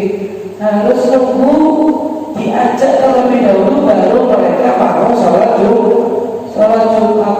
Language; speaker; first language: Indonesian; native; Indonesian